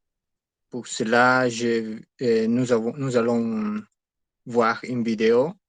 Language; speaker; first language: French; non-native, learner; Spanish